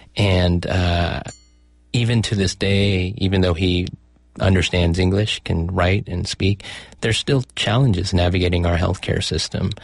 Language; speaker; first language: English; early bilingual, other home language; Chinese